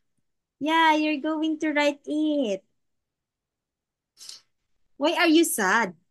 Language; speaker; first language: English; non-native, local second language; Filipino